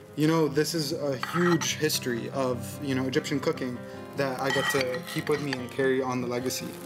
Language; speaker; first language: English; early bilingual, other home language; Arabic